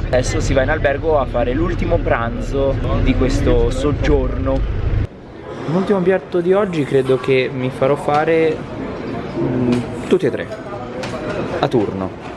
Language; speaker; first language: Italian; native; Italian